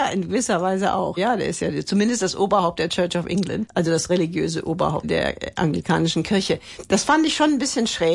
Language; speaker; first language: German; native; German